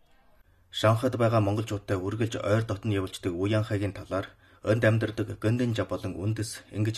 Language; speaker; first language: Mongolian; native; Mongolian